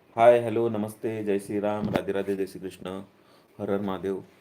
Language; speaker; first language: Hindi; non-native, local second language; Marathi